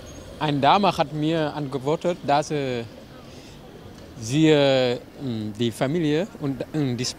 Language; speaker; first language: German; non-native, fluent; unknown